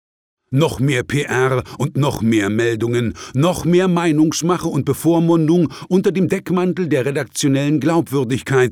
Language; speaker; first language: German; native; German